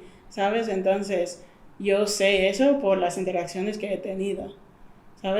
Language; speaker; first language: Spanish; non-native, fluent; English